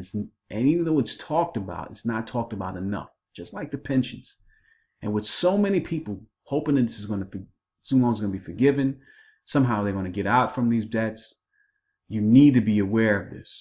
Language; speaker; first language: English; native; English